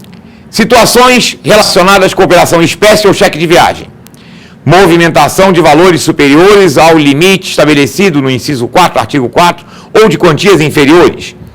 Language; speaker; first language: Portuguese; native; Portuguese